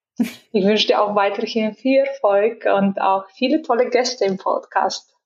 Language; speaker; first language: German; non-native, fluent; Bulgarian